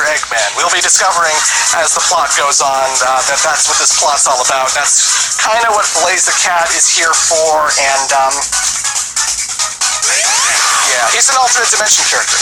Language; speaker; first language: English; native; English